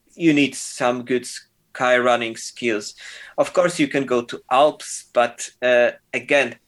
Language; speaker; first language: English; non-native, fluent; Polish